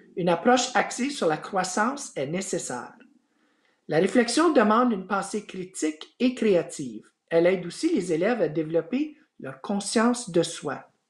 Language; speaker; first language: French; native; French